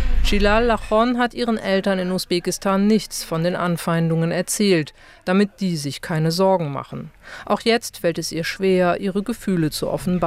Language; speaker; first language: German; native; German